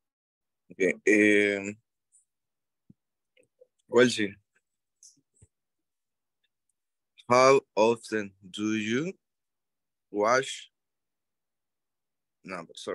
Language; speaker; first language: English; non-native, learner; Spanish